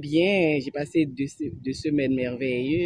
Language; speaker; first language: French; non-native, local second language; Haitian Creole